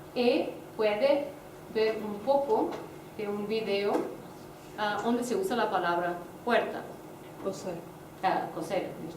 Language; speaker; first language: Spanish; non-native, fluent; Portuguese